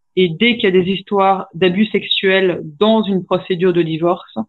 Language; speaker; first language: French; native; French